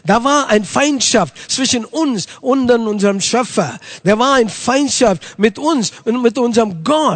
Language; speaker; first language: German; non-native, fluent; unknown